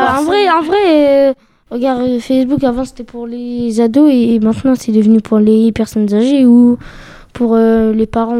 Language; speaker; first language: French; native; French